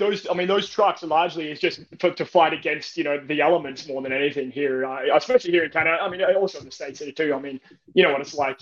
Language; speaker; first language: English; native; English